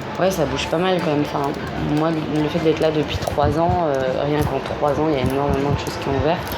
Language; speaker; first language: French; native; French